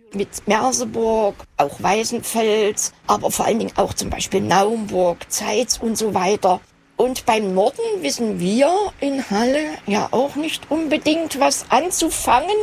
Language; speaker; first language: German; native; German